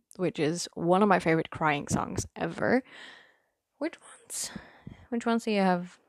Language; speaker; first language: English; non-native, fluent; Dutch